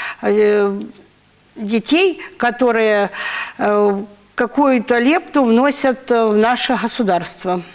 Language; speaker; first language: Russian; native; Russian